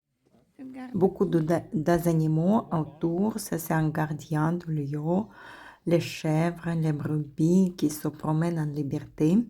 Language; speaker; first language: French; non-native, fluent; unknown